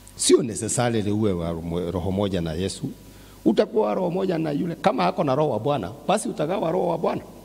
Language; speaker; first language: Swahili; non-native, local second language; Kikuyu